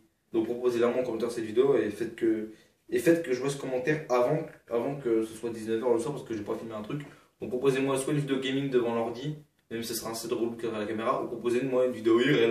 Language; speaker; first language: French; native; French